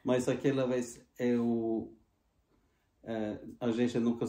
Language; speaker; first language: Portuguese; non-native, fluent; Norwegian